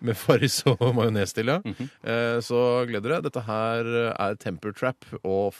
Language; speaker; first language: Norwegian; native; Norwegian